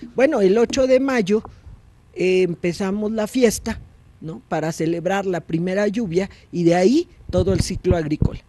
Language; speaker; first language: Spanish; native; Spanish